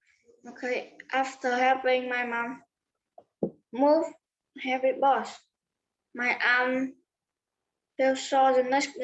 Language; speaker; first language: English; non-native, learner; Vietnamese